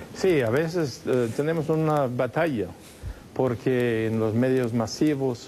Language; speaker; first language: Spanish; non-native, fluent; English